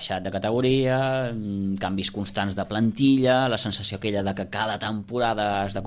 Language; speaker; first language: Catalan; native; Catalan